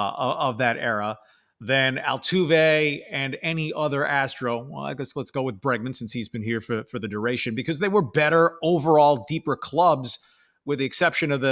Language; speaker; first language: English; native; English